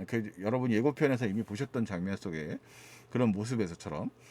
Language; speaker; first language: Korean; native; Korean